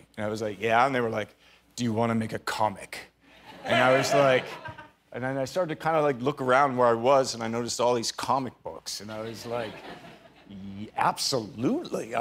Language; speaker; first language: English; native; English